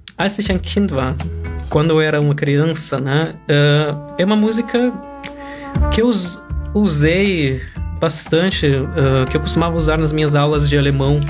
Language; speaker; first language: Portuguese; non-native, fluent; Russian